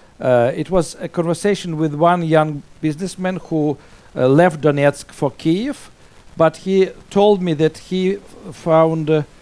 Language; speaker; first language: English; non-native, fluent; Russian